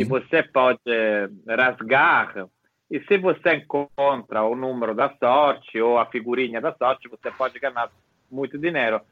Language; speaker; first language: Portuguese; non-native, fluent; Italian